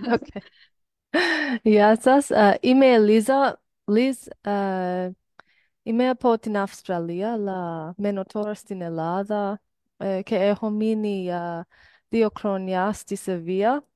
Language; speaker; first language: Greek; non-native, learner; English